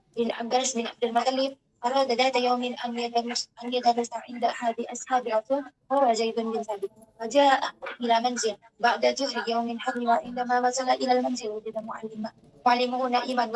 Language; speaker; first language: Arabic; non-native, learner; Indonesian